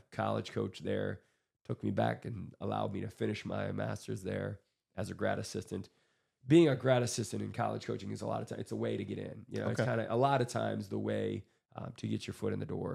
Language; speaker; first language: English; native; English